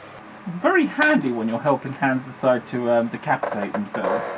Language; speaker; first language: English; native; English